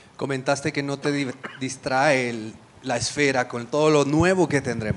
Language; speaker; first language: Spanish; native; Spanish